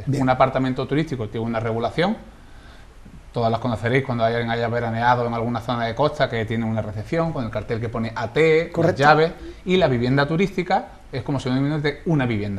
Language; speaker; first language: Spanish; native; Spanish